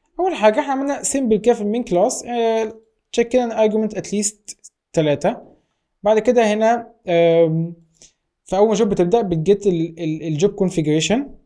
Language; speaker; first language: Arabic; native; Arabic